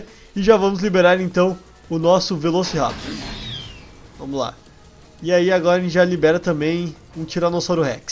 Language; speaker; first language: Portuguese; native; Portuguese